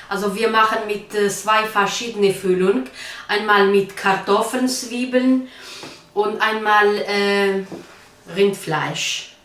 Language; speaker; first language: German; non-native, learner; Kurdish